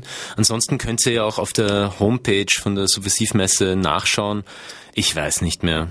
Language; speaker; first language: German; native; German